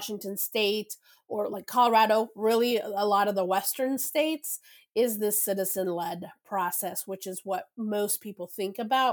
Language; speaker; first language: English; native; English